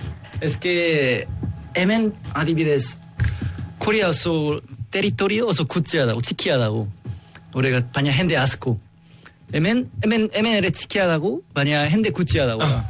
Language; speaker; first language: Basque; non-native, learner; Korean